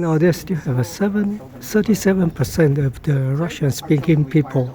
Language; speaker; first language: English; non-native, learner; Chinese